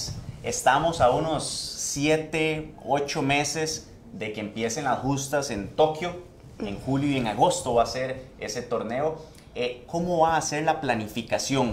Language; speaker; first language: Spanish; native; Spanish